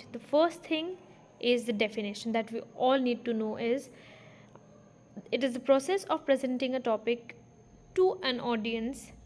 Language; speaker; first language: English; non-native, fluent; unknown